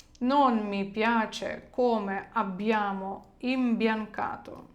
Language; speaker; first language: Italian; non-native, fluent; Ukrainian